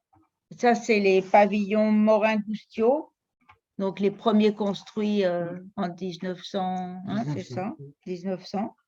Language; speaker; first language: French; native; French